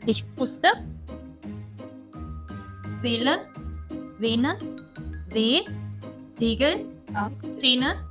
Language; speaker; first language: German; non-native, learner; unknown